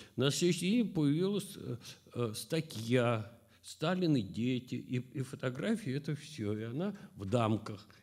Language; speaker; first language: Russian; native; Russian